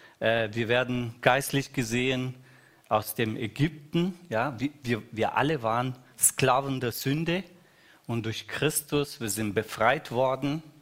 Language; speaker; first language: German; non-native, fluent; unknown